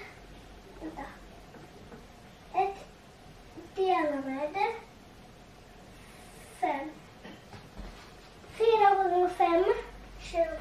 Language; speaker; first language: Swedish; non-native, learner; Tigrinya